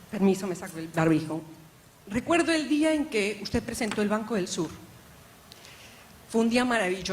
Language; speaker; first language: Spanish; native; Spanish